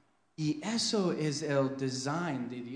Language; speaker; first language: Spanish; non-native, fluent; English